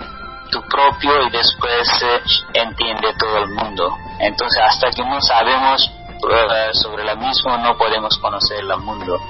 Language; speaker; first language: Spanish; non-native, learner; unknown